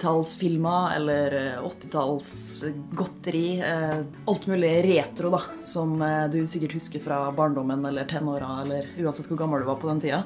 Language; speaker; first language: Norwegian; native; Norwegian